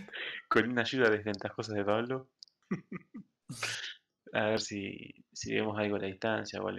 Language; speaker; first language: Spanish; native; Spanish